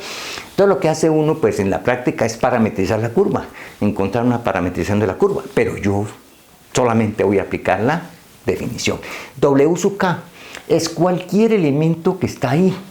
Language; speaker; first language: Spanish; native; Spanish